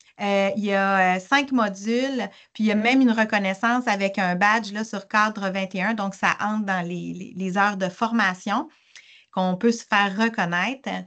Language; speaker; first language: French; native; French